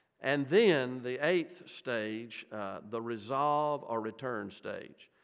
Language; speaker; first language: English; native; English